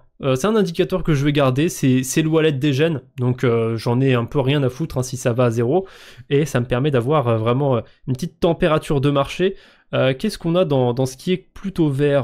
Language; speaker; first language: French; native; French